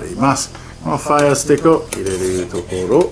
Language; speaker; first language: Japanese; non-native, fluent; English